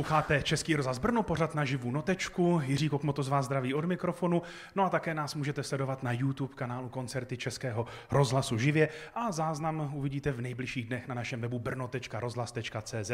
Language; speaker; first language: Czech; native; Czech